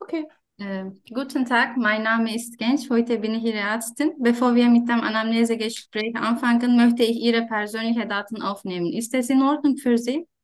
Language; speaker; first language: German; non-native, fluent; Turkish